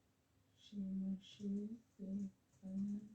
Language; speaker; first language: French; non-native, fluent; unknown